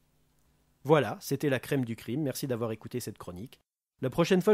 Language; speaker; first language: French; native; French